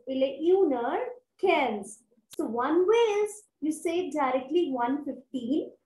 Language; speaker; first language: French; non-native, fluent; Hindi